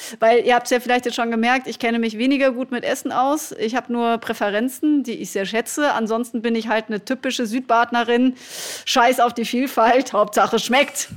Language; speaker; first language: German; native; German